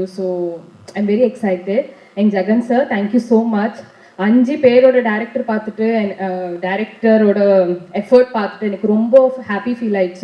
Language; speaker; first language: Tamil; non-native, learner; Kannada